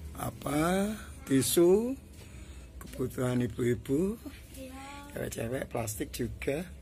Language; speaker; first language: Indonesian; non-native, local second language; Javanese